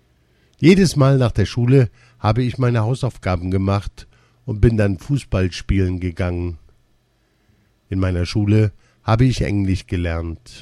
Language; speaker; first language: German; non-native, learner; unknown